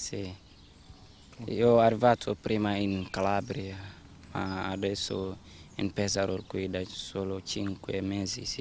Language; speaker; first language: Italian; non-native, learner; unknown